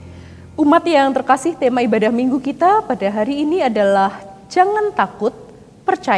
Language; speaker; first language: Indonesian; native; Indonesian